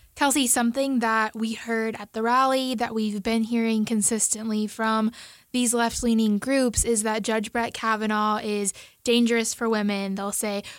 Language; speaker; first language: English; native; English